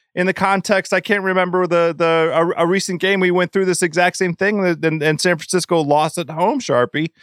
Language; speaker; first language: English; native; English